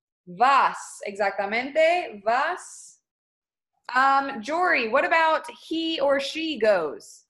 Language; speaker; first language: Spanish; non-native, fluent; English